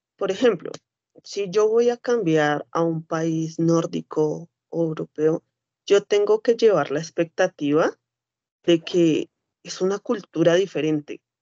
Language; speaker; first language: Spanish; native; Spanish